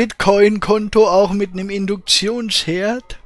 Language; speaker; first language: German; native; German